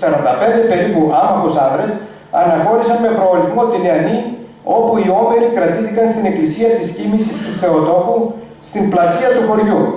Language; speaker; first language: Greek; native; Greek